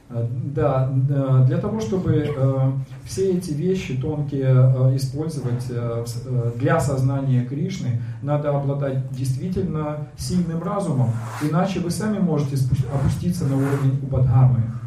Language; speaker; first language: Russian; native; Russian